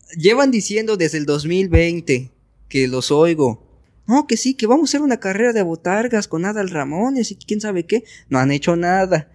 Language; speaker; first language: Spanish; native; Spanish